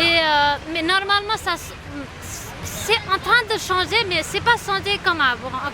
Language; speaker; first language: French; non-native, fluent; Nepali